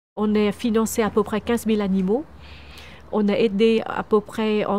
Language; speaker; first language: French; early bilingual, other home language; Vietnamese